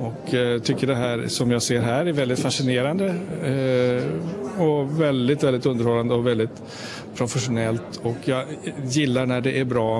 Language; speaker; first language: Swedish; non-native, fluent; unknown